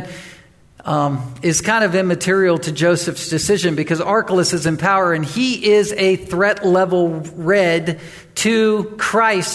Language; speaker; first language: English; native; English